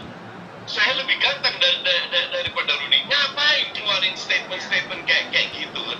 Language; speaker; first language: Indonesian; native; Indonesian